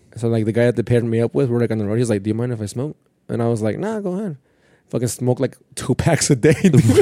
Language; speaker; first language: English; early bilingual, other home language; Spanish